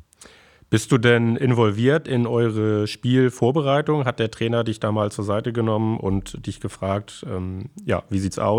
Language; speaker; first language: German; native; German